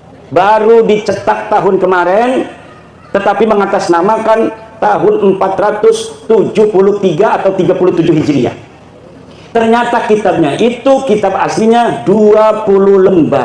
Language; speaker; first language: Indonesian; non-native, local second language; Javanese